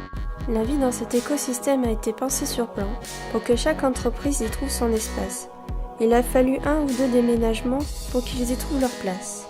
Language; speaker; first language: French; native; French